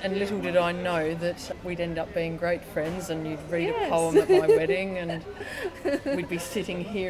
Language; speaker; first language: English; native; English